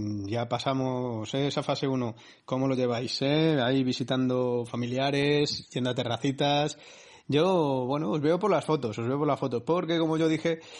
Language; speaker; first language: Spanish; native; Spanish